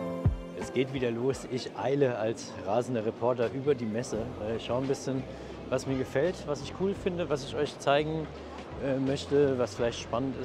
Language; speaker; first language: German; native; German